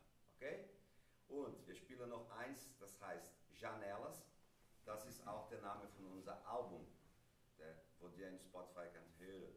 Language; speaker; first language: German; non-native, learner; Portuguese